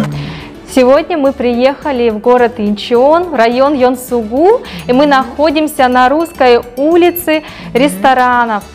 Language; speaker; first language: Russian; non-native, learner; Korean